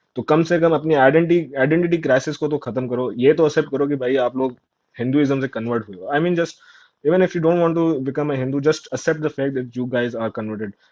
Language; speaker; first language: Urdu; non-native, local second language; Sindhi